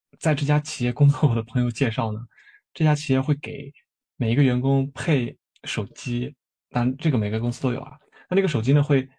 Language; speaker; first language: Chinese; native; Chinese